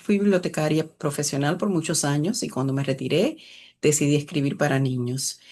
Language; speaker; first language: Spanish; early bilingual, other home language; English